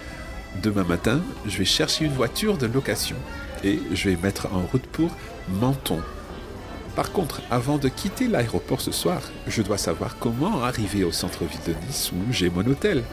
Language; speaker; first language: French; non-native, fluent; English